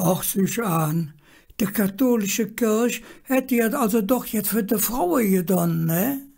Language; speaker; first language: German; native; German